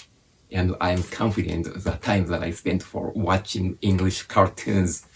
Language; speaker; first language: English; non-native, fluent; Japanese